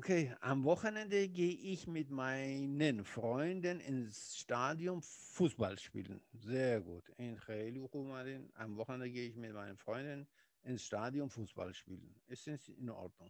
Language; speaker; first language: German; non-native, fluent; Persian